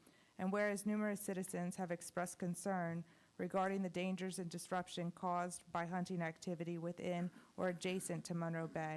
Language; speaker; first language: English; native; English